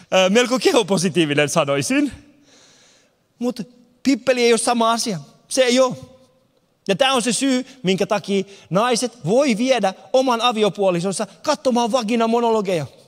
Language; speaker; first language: Finnish; non-native, fluent; Persian